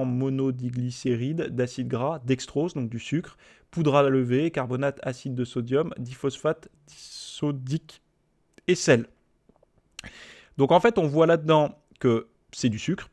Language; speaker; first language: French; native; French